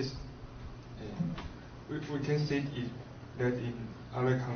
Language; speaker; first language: English; non-native, learner; Chinese